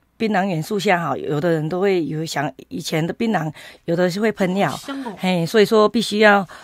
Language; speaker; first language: Chinese; native; Chinese